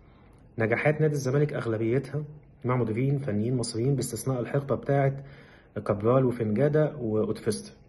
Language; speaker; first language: Arabic; native; Arabic